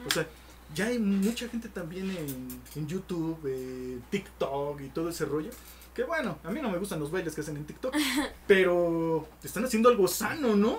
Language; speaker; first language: Spanish; native; Spanish